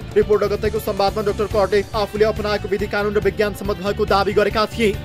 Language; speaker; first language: Nepali; native; Nepali